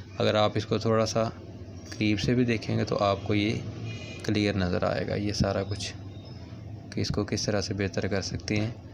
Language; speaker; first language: Urdu; non-native, local second language; Punjabi